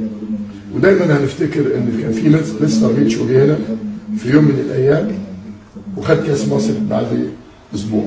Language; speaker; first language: Arabic; native; Arabic